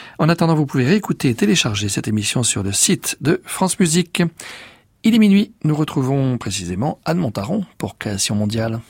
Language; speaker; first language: French; native; French